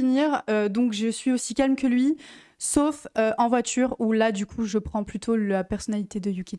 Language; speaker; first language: French; native; French